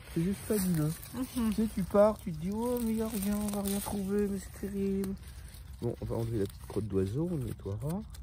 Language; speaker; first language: French; native; French